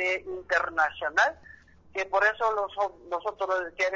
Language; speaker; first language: Spanish; non-native, learner; Korean